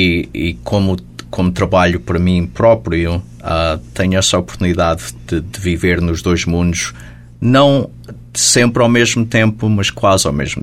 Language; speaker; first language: Portuguese; early bilingual, heritage; Portuguese